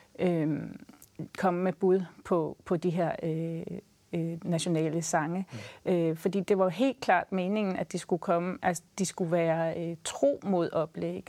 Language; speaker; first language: Danish; native; Danish